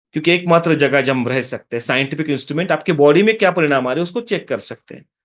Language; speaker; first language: Hindi; non-native, local second language; Marathi